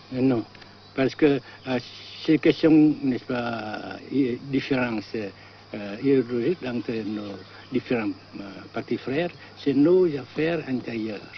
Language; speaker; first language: French; non-native, local second language; Vietnamese